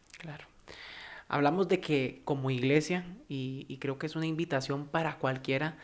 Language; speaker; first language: Spanish; native; Spanish